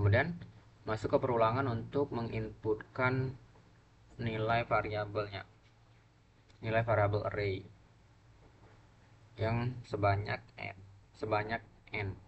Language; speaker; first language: Indonesian; native; Indonesian